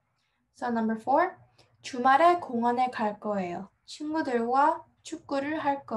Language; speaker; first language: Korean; non-native, fluent; English